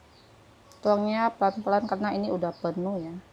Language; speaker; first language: Indonesian; native; Indonesian